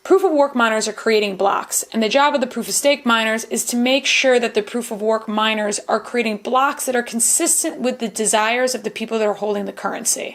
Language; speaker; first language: English; native; English